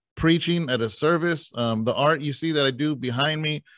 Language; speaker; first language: English; native; English